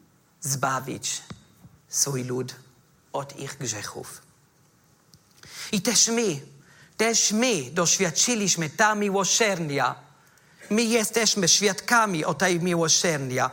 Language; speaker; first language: Polish; non-native, fluent; German